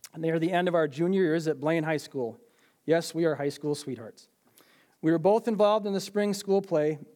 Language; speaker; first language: English; native; English